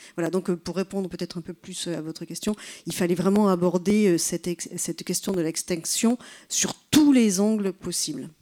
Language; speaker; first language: French; native; French